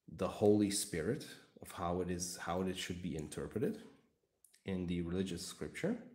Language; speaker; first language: English; non-native, fluent; Hungarian